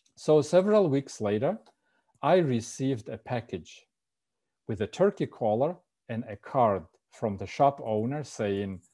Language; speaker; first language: English; non-native, fluent; Russian